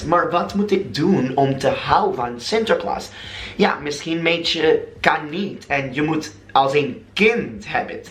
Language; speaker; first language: Dutch; non-native, learner; English